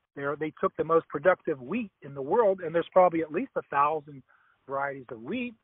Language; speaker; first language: English; native; English